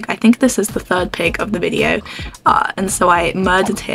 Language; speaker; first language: English; native; English